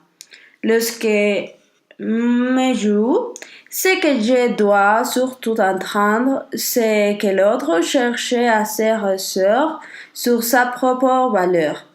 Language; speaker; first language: French; non-native, learner; Spanish